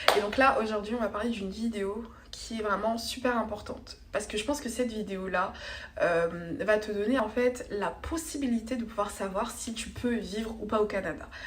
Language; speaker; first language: French; native; French